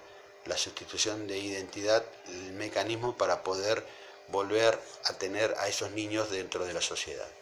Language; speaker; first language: Spanish; native; Spanish